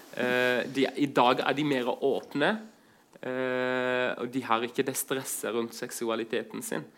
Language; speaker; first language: Norwegian; non-native, fluent; Arabic